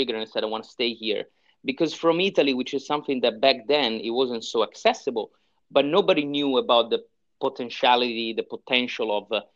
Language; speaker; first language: English; non-native, fluent; Italian